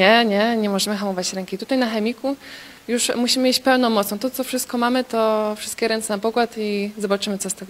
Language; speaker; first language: Polish; native; Polish